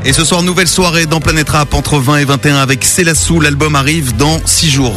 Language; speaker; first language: French; native; French